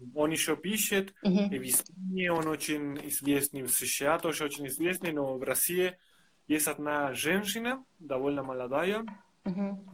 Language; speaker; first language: Russian; non-native, fluent; Spanish